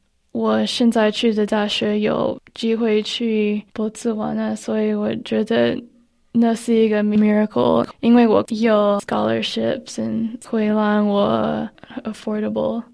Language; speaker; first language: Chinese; early bilingual, heritage; Chinese